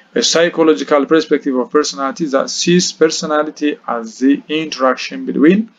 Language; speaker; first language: English; non-native, local second language; Amharic